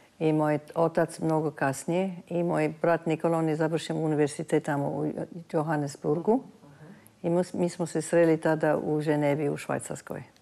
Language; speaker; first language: Serbian; early bilingual, heritage; Serbian